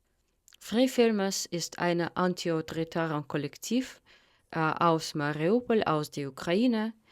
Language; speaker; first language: German; non-native, fluent; Russian